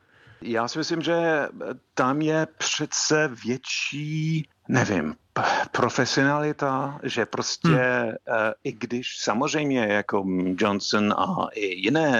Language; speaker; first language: Czech; non-native, fluent; English